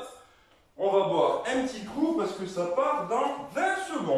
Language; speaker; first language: French; native; French